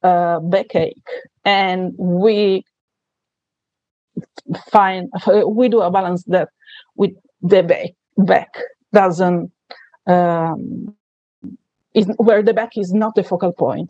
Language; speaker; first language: English; non-native, fluent; Italian